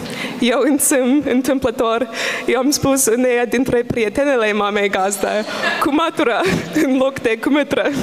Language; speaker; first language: Romanian; non-native, learner; English